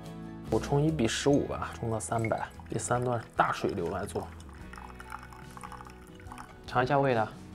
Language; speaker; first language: Chinese; native; Chinese